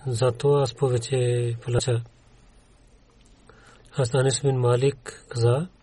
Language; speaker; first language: Bulgarian; non-native, learner; Urdu